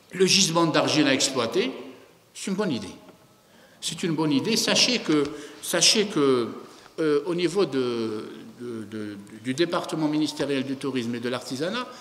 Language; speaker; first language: French; non-native, local second language; Arabic